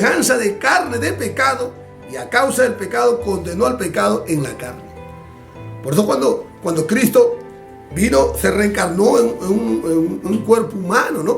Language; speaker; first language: Spanish; native; Spanish